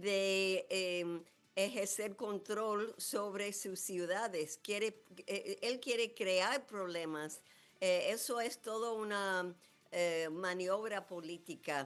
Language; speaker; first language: Spanish; non-native, fluent; English